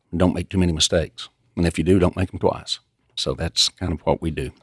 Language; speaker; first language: English; native; English